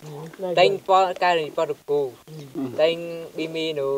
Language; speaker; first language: Portuguese; non-native, learner; Vietnamese